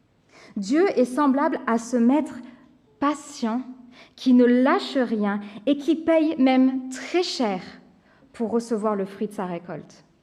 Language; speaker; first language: French; native; French